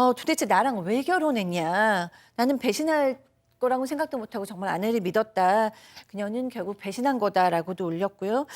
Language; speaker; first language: Korean; native; Korean